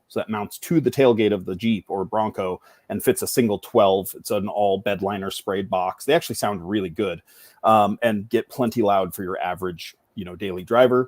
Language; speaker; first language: English; native; English